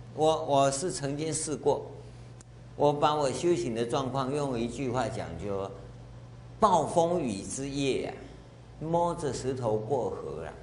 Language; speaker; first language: Chinese; native; Chinese